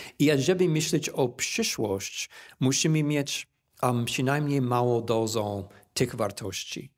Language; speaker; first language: Polish; non-native, fluent; English